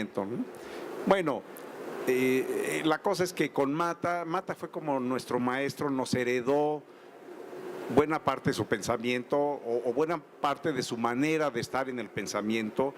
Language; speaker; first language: Spanish; native; Spanish